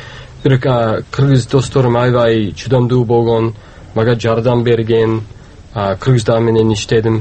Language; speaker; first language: Kyrgyz; non-native, fluent; English